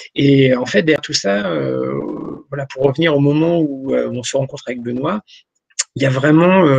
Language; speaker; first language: French; native; French